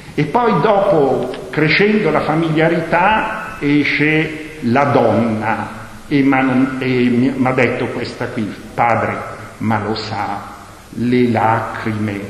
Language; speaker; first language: Italian; non-native, local second language; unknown